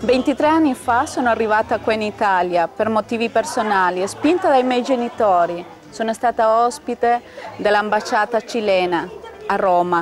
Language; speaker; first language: Italian; non-native, fluent; Spanish